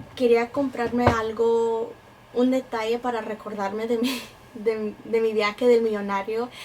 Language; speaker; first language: Spanish; early bilingual, heritage; Spanish